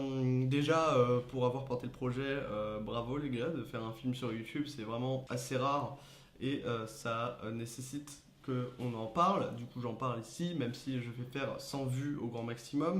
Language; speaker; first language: French; native; French